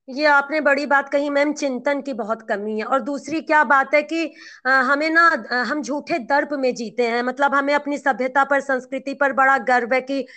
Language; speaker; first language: Hindi; native; Hindi